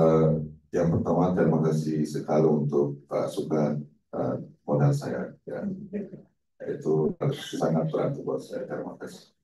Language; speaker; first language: Indonesian; non-native, fluent; Turkish